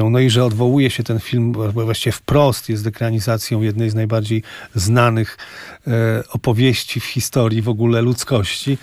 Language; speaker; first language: Polish; native; Polish